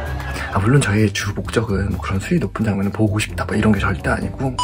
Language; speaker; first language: Korean; native; Korean